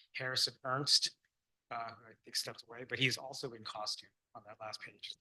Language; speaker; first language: English; non-native, fluent; Chinese